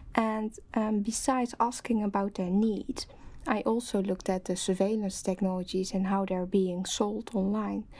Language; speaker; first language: English; non-native, fluent; Dutch